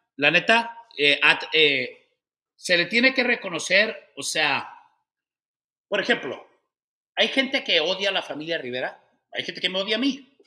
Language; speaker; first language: Spanish; early bilingual, heritage; Spanish